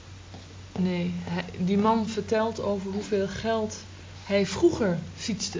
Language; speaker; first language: Dutch; native; Dutch